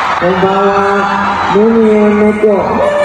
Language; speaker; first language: Japanese; non-native, learner; Thai